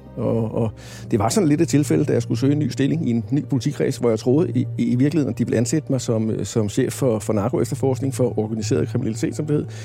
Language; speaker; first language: Danish; native; Danish